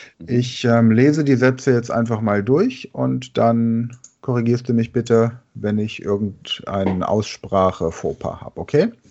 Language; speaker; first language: German; native; German